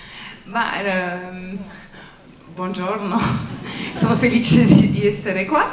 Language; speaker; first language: Italian; non-native, fluent; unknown